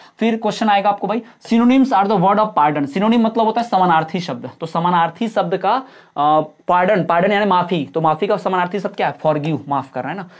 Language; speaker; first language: Hindi; native; Hindi